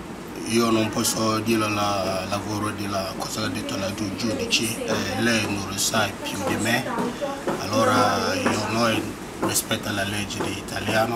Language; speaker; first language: Italian; non-native, learner; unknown